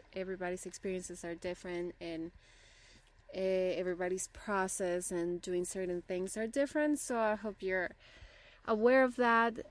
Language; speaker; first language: English; non-native, fluent; Spanish